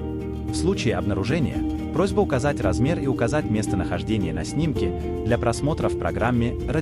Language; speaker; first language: Russian; native; Russian